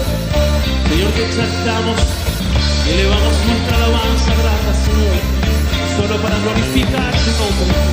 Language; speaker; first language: Spanish; native; Spanish